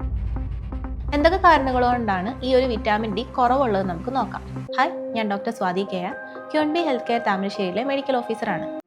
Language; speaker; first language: Malayalam; native; Malayalam